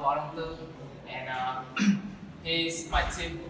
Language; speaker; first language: English; non-native, learner; Vietnamese